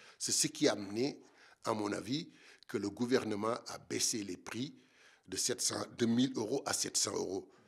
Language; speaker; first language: French; non-native, local second language; Wolof